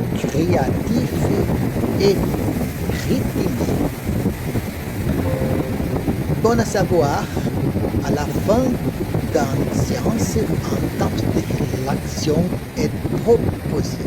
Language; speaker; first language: French; non-native, learner; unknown